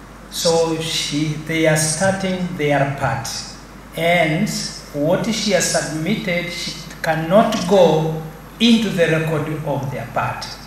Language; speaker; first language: English; non-native, local second language; Swahili